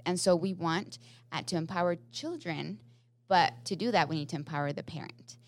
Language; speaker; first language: English; non-native, fluent; Spanish